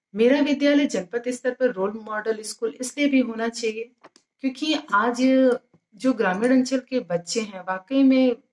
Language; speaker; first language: Hindi; native; Hindi